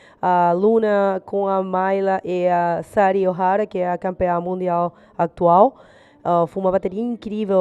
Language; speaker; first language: Portuguese; non-native, fluent; Spanish